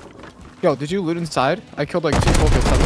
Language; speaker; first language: English; native; English